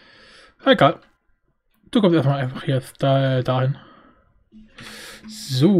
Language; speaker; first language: German; native; German